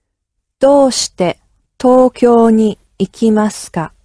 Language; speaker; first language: Japanese; non-native, learner; English